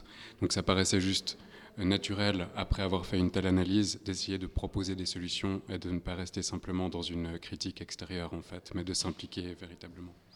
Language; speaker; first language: French; native; French